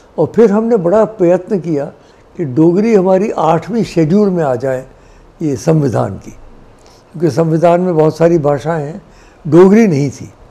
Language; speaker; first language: Hindi; non-native, local second language; Dogri